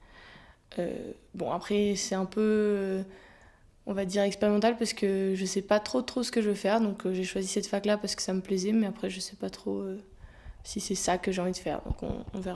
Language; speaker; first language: French; native; French